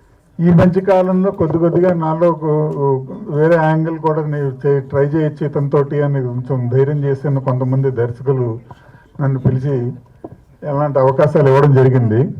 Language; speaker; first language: Telugu; native; Telugu